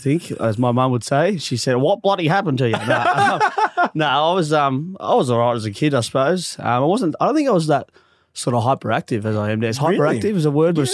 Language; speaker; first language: English; native; English